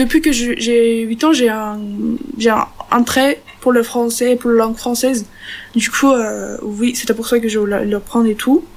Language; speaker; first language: French; non-native, learner; Turkish